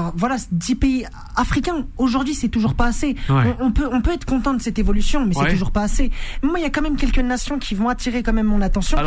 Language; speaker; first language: French; native; French